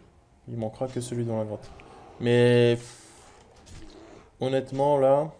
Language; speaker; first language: French; native; French